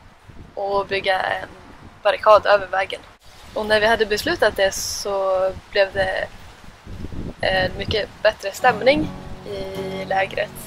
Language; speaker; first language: Swedish; native; Swedish